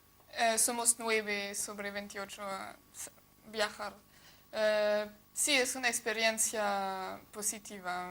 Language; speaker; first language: Spanish; non-native, fluent; French